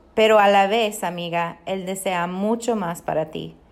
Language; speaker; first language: Spanish; non-native, fluent; English